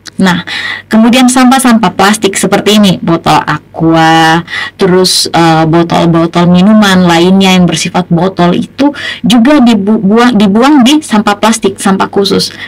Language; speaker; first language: Indonesian; native; Indonesian